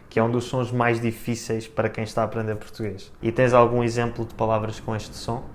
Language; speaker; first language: Portuguese; native; Portuguese